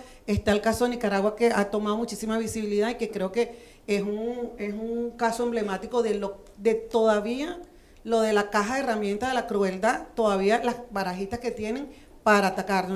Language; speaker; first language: Spanish; native; Spanish